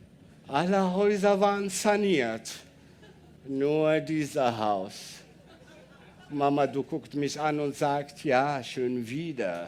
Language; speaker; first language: German; non-native, learner; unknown